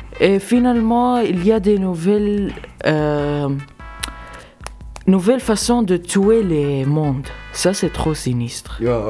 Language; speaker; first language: French; non-native, local second language; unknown